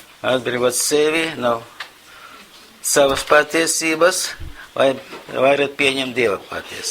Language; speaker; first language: Latvian; non-native, local second language; Russian